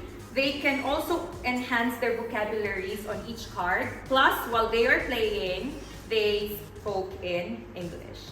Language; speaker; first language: English; non-native, fluent; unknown